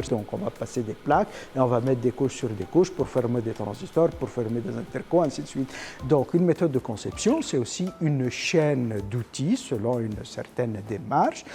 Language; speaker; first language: French; native; French